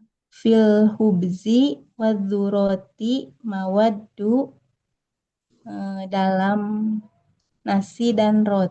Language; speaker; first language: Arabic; non-native, learner; Indonesian